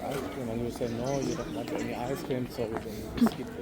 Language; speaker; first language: English; non-native, learner; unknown